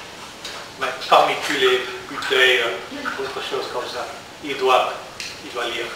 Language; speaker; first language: French; non-native, learner; English